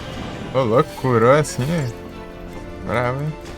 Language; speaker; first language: Portuguese; native; Portuguese